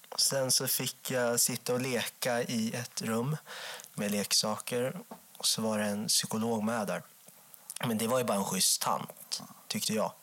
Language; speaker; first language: Swedish; native; Swedish